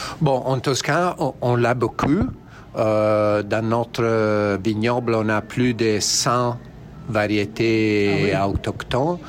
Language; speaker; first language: French; non-native, learner; Italian